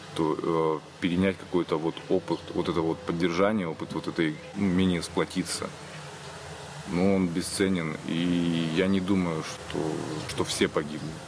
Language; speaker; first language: Russian; native; Russian